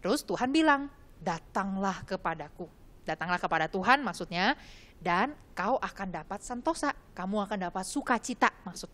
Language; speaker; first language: Indonesian; native; Indonesian